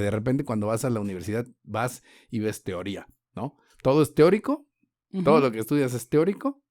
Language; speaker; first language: Spanish; native; Spanish